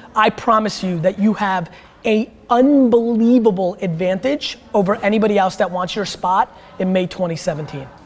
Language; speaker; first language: English; early bilingual, other home language; Russian